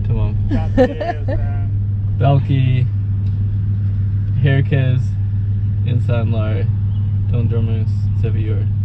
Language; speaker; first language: Turkish; non-native, learner; English